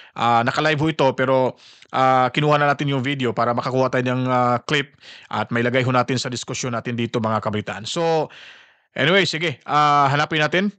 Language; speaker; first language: Filipino; native; Filipino